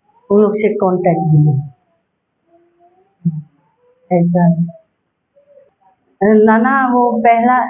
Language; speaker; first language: Hindi; early bilingual, heritage; Hindi